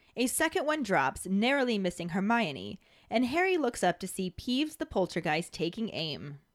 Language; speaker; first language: English; native; English